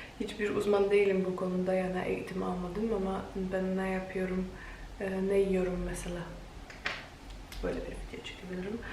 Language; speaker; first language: Turkish; non-native, fluent; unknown